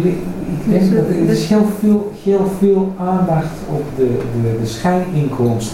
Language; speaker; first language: Dutch; non-native, fluent; Greek